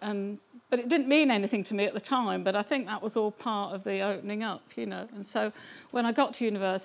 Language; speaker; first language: English; native; English